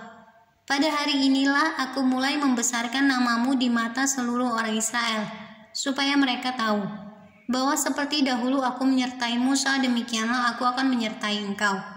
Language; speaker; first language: Indonesian; native; Indonesian